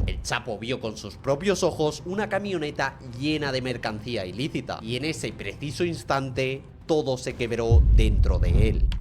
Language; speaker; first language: Spanish; native; Spanish